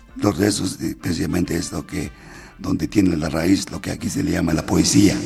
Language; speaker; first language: Spanish; non-native, local second language; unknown